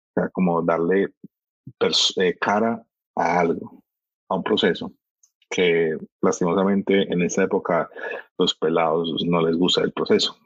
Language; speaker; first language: Spanish; early bilingual, heritage; Spanish